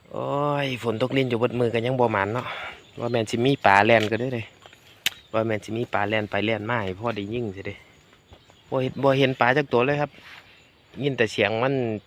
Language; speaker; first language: Thai; native; Thai